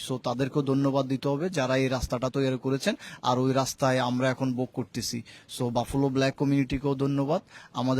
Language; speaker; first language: Bangla; native; Bangla